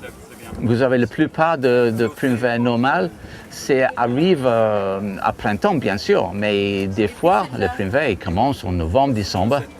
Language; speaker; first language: French; non-native, fluent; English